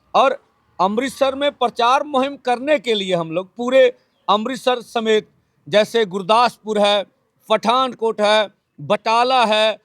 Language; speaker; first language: Hindi; non-native, local second language; Punjabi